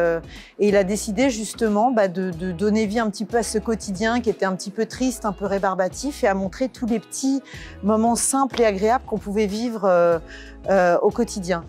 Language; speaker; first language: French; native; French